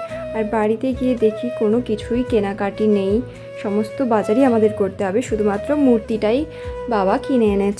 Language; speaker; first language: Bangla; native; Bangla